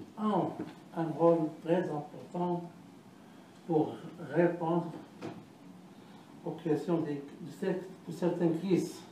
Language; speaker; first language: French; non-native, learner; Arabic